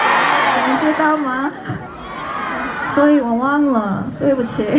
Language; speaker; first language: Chinese; non-native, learner; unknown